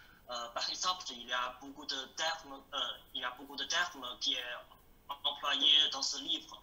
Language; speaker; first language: French; non-native, learner; Chinese